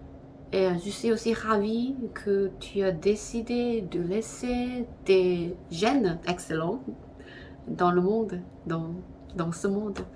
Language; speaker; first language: French; non-native, learner; Korean